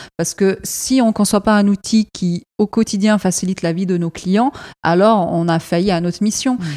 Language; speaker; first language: French; non-native, fluent; Arabic